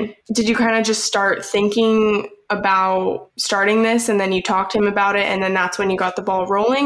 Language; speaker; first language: English; native; English